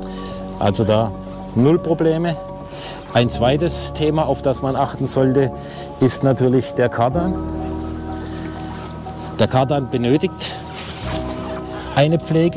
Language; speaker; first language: German; native; German